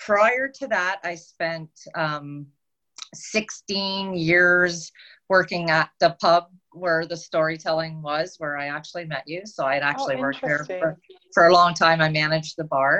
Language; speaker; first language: English; native; English